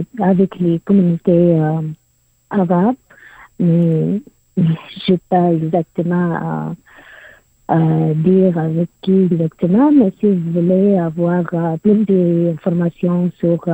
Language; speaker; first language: French; non-native, learner; Arabic